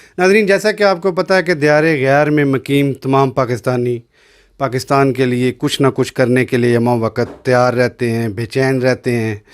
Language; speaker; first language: Urdu; non-native, local second language; Punjabi